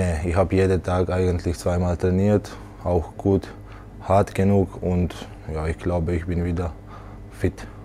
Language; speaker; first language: German; non-native, learner; Slovak